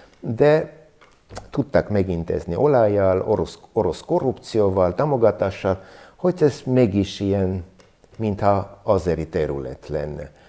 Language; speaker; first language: Hungarian; non-native, learner; Armenian